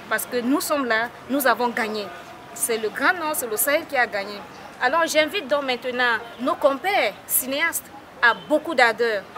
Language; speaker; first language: French; non-native, local second language; Fula